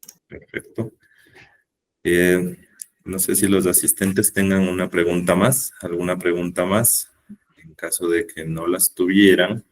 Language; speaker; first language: Spanish; native; Spanish